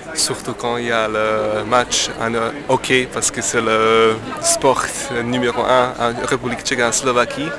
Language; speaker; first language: French; non-native, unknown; Slovak